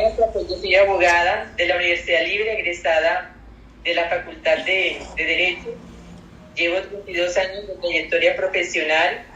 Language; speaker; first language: Spanish; native; Spanish